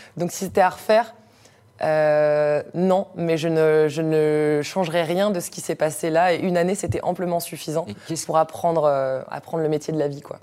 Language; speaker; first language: French; native; French